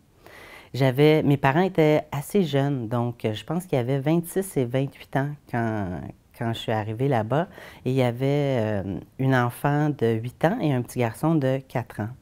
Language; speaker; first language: French; native; French